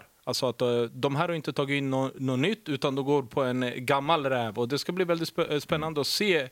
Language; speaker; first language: Swedish; native; Swedish